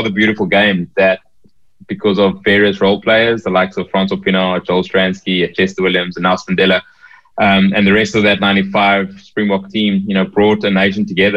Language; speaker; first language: English; native; English